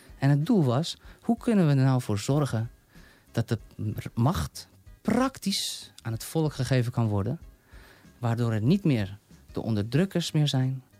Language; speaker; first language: Dutch; non-native, fluent; Persian